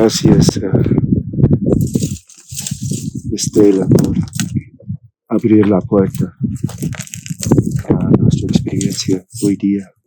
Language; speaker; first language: Spanish; non-native, learner; Portuguese